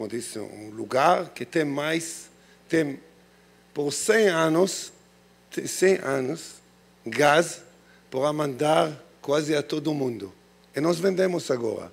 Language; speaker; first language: Portuguese; non-native, learner; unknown